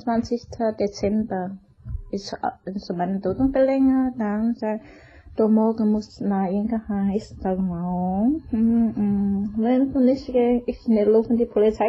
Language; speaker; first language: German; non-native, learner; Chinese